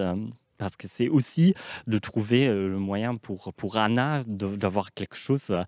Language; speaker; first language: French; non-native, fluent; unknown